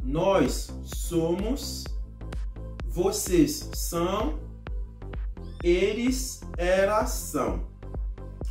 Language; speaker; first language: Portuguese; non-native, fluent; Haitian Creole